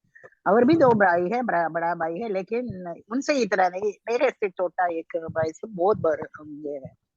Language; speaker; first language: Hindi; non-native, local second language; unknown